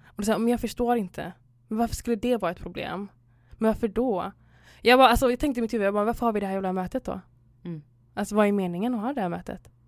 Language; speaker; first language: Swedish; early bilingual, other home language; Somali